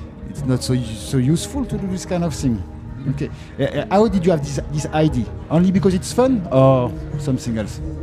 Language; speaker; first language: English; non-native, learner; French